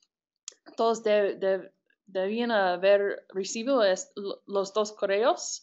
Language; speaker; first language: Spanish; non-native, fluent; English